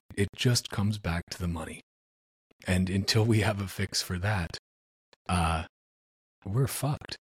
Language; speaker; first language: English; native; English